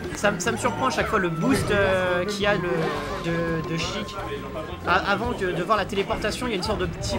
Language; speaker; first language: French; native; French